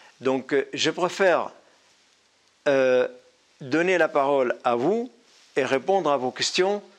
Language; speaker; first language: French; non-native, fluent; Arabic